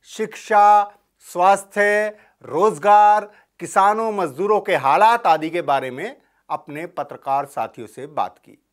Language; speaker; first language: Hindi; native; Hindi